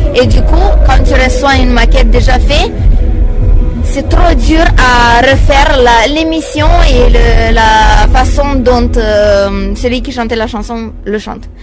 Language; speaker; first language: French; non-native, fluent; Romanian